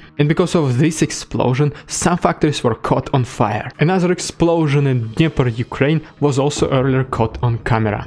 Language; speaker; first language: English; non-native, fluent; Russian